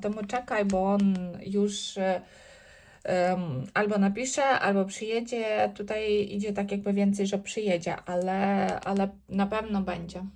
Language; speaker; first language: Polish; non-native, learner; Ukrainian